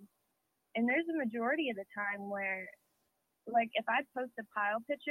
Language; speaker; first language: English; native; English